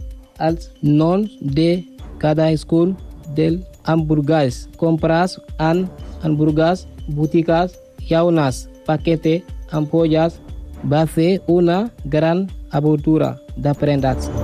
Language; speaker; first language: Catalan; non-native, learner; Spanish